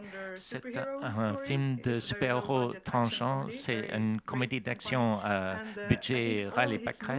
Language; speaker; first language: French; non-native, fluent; Swedish